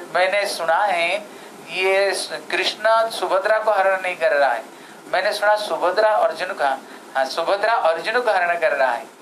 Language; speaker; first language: Hindi; non-native, local second language; Odia